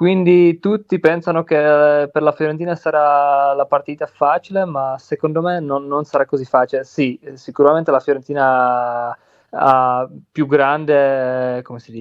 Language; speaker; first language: Italian; non-native, learner; Czech